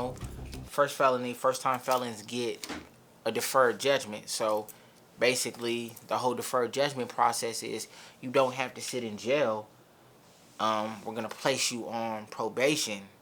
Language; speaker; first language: English; early bilingual, other home language; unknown